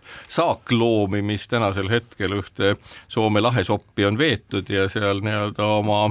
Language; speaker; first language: Estonian; native; Estonian